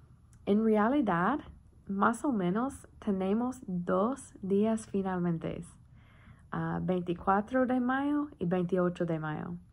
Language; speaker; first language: Spanish; non-native, learner; English